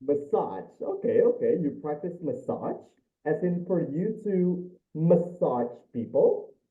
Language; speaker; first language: English; non-native, fluent; Indonesian